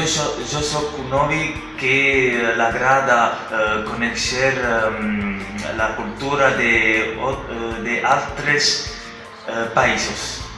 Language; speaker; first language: Catalan; non-native, learner; Italian